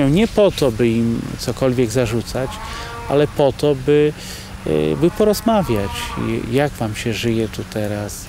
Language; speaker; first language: Polish; native; Polish